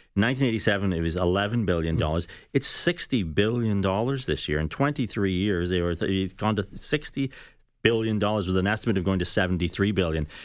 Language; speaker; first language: English; native; English